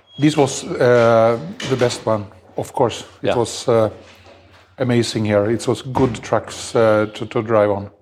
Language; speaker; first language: English; non-native, fluent; Swedish